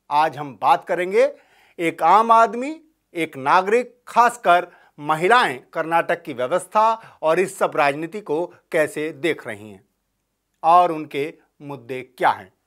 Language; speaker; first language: Hindi; native; Hindi